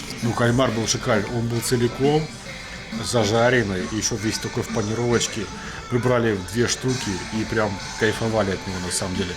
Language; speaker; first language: Russian; native; Russian